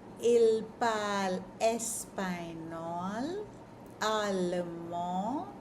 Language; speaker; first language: French; non-native, fluent; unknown